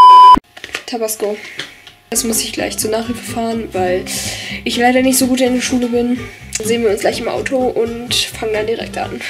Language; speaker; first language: German; native; German